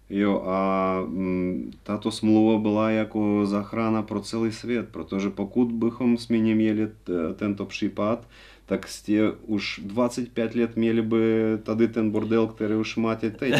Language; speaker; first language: Czech; non-native, learner; Russian